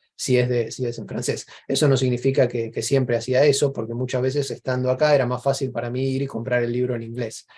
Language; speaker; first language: Spanish; native; Spanish